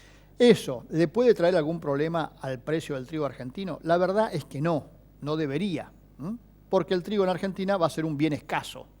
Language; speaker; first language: Spanish; native; Spanish